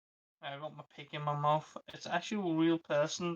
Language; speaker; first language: English; native; English